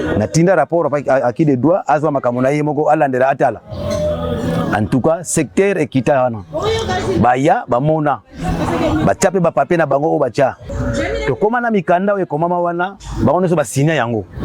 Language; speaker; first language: Lingala; non-native, local second language; Kongo